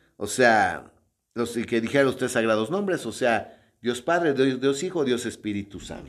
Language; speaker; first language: Spanish; native; Spanish